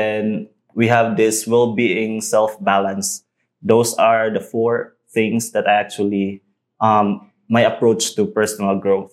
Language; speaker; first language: English; non-native, local second language; Cebuano